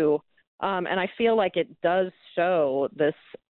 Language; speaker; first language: English; native; English